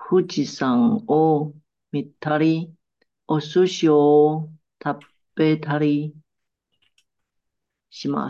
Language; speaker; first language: Japanese; non-native, learner; Chinese